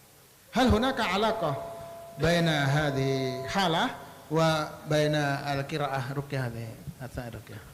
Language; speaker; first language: Arabic; non-native, fluent; Indonesian